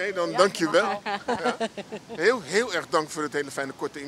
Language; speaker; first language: Dutch; native; Dutch